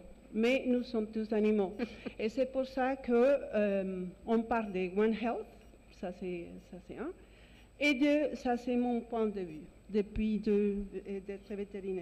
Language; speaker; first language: French; non-native, fluent; Spanish